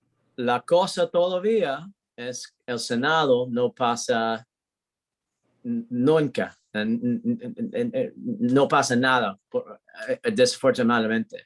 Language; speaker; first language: Spanish; non-native, learner; English